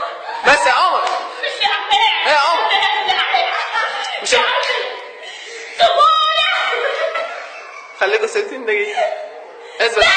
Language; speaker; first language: Arabic; native; Arabic